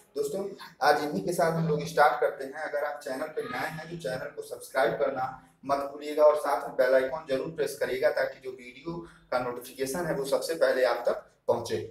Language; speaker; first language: Hindi; native; Hindi